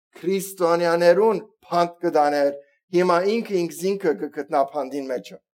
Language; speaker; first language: Armenian; early bilingual, heritage; Armenian